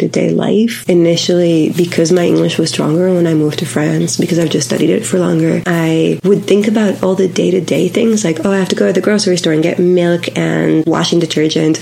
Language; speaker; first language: English; non-native, fluent; Hebrew